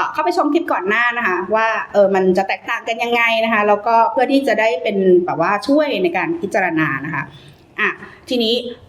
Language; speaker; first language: Thai; native; Thai